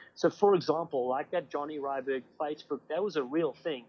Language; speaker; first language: English; native; English